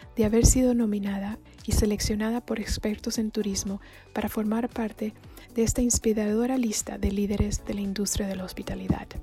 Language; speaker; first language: Spanish; native; Spanish